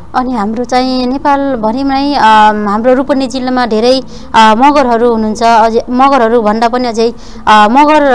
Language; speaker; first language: Nepali; non-native, local second language; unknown